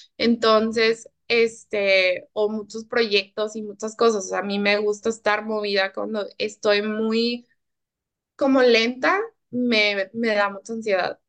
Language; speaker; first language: Spanish; early bilingual, heritage; Spanish